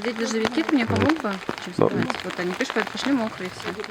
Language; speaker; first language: Russian; native; Russian